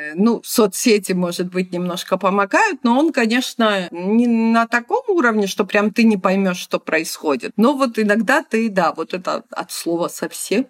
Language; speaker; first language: Russian; non-native, local second language; Georgian